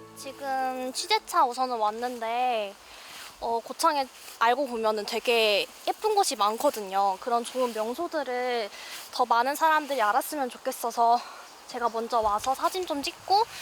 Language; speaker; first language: Korean; native; Korean